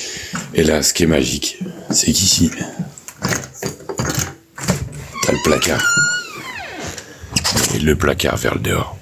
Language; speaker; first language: French; native; French